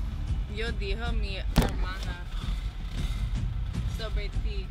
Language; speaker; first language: Spanish; non-native, learner; English